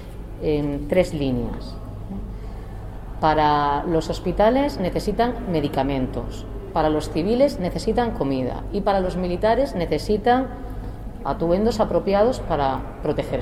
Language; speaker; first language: Spanish; native; Spanish